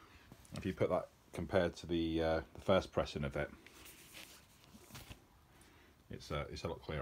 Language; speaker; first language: English; native; English